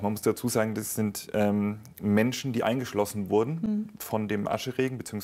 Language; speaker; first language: German; native; German